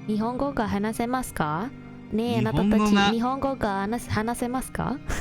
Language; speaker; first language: Japanese; non-native, learner; Indonesian